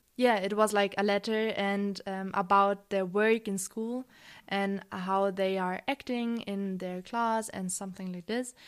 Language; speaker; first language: English; non-native, fluent; German